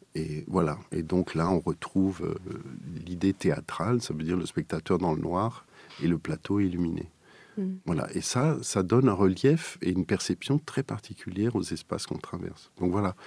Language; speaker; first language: French; native; French